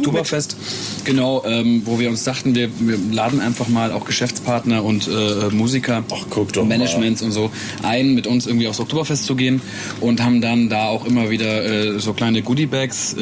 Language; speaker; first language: German; native; German